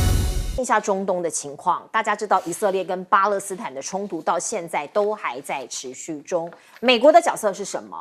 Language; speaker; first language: Chinese; native; Chinese